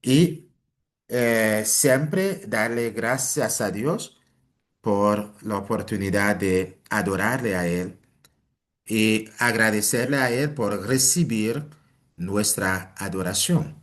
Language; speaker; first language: Spanish; non-native, fluent; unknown